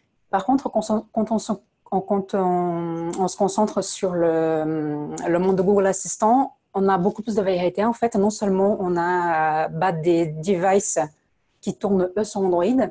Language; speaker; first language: French; non-native, fluent; Portuguese